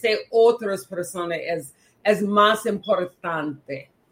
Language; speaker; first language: Spanish; non-native, learner; English